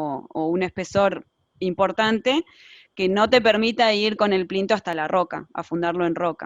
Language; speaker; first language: Spanish; native; Spanish